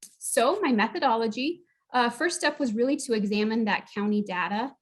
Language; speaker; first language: English; native; English